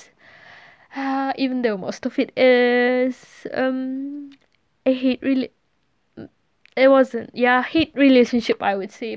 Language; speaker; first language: English; non-native, local second language; Malay